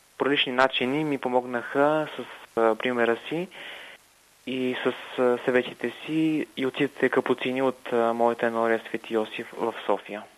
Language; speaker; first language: Bulgarian; native; Bulgarian